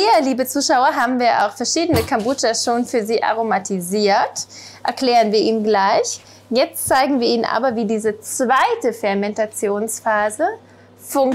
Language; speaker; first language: German; native; German